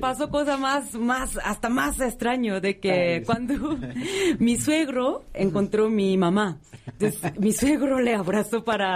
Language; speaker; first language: Spanish; non-native, fluent; Korean